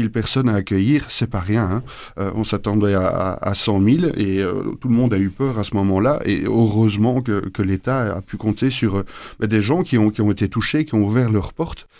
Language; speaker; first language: French; native; French